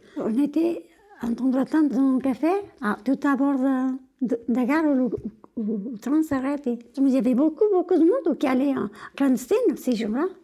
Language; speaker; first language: French; non-native, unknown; Portuguese